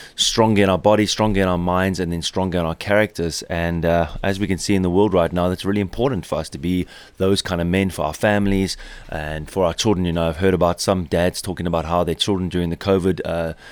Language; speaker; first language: English; native; English